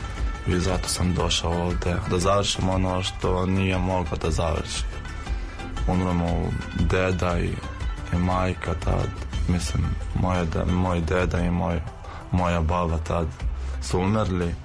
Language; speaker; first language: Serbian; non-native, fluent; Arabic